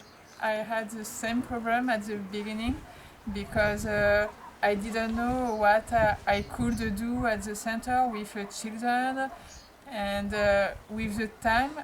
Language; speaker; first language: English; non-native, learner; French